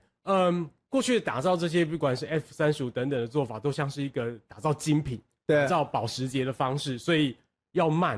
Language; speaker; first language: Chinese; native; Chinese